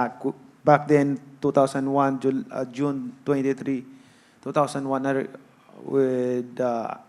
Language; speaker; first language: English; non-native, local second language; Cebuano